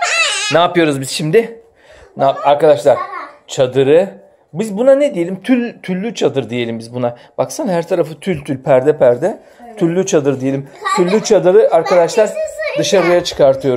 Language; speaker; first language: Turkish; native; Turkish